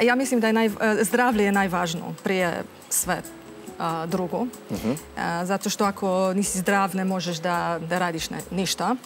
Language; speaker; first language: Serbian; non-native, learner; Romanian